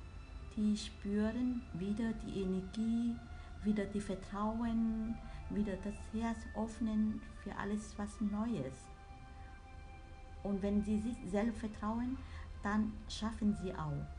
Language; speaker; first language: German; non-native, learner; Vietnamese